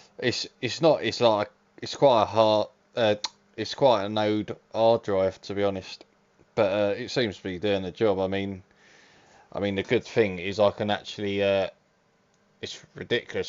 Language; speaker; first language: English; native; English